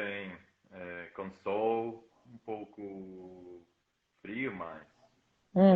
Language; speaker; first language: Portuguese; non-native, fluent; Spanish